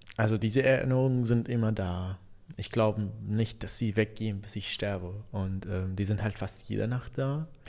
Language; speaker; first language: German; non-native, fluent; Arabic